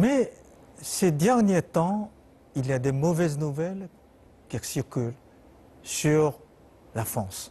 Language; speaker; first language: French; non-native, fluent; Chinese